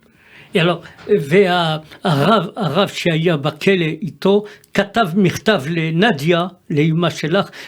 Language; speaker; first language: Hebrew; non-native, fluent; French